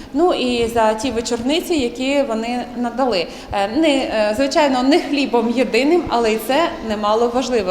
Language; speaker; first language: Ukrainian; native; Ukrainian